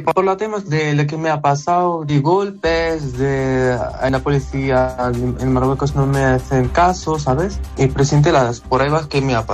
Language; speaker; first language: Spanish; non-native, learner; Arabic